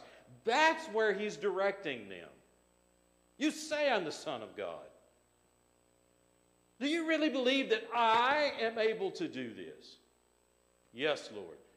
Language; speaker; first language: English; native; English